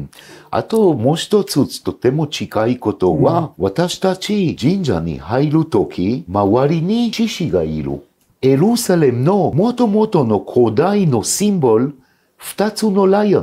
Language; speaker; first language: Japanese; non-native, fluent; Hebrew